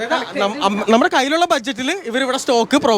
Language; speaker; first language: Malayalam; native; Malayalam